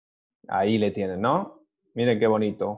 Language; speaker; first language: Spanish; native; Spanish